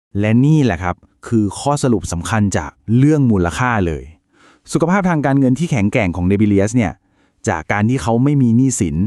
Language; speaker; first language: Thai; native; Thai